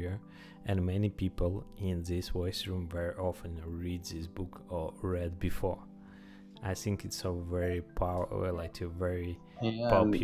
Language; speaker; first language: English; non-native, learner; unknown